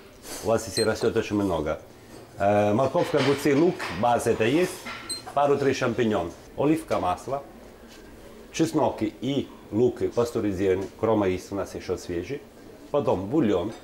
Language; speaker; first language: Russian; non-native, learner; Italian